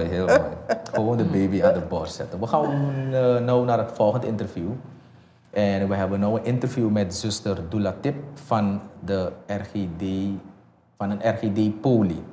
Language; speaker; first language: Dutch; native; Dutch